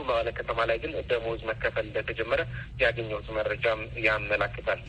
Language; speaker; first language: Amharic; non-native, local second language; Tigrinya